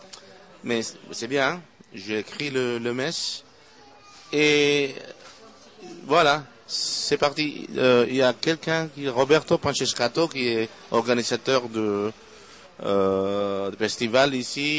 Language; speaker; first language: French; non-native, fluent; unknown